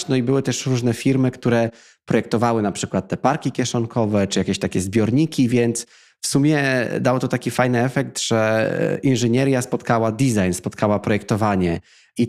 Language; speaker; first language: Polish; native; Polish